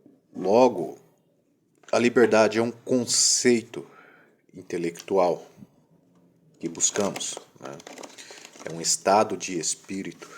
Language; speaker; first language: Portuguese; native; Portuguese